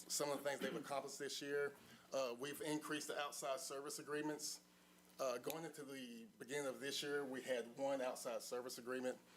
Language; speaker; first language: English; native; English